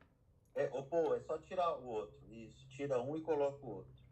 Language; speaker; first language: Portuguese; native; Portuguese